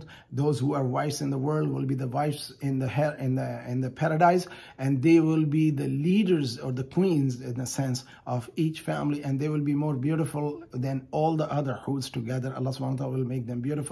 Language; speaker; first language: English; non-native, fluent; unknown